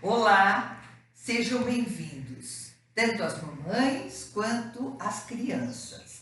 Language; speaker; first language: Portuguese; native; Portuguese